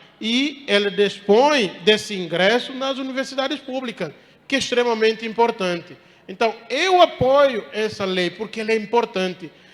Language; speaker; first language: Portuguese; non-native, local second language; Upper Guinea Crioulo